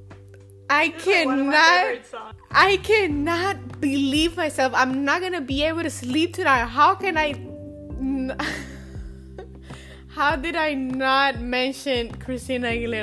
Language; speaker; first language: English; non-native, fluent; Spanish